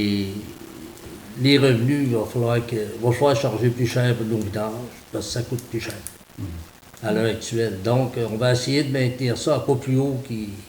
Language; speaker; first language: French; native; French